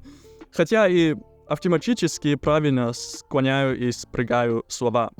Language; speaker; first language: Russian; early bilingual, heritage; German